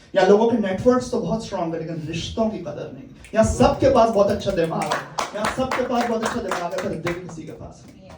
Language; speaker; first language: Urdu; native; Urdu